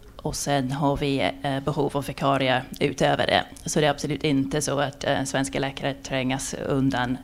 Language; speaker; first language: Swedish; non-native, fluent; English